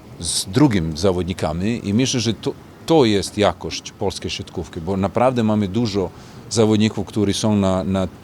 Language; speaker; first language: Polish; non-native, fluent; Serbian